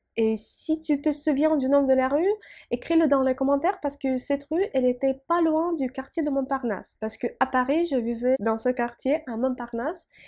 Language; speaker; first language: French; non-native, fluent; Russian